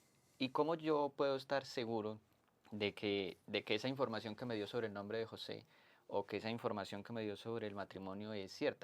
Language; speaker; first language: Spanish; native; Spanish